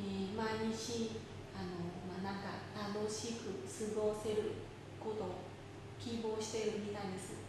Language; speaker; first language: Japanese; non-native, fluent; Vietnamese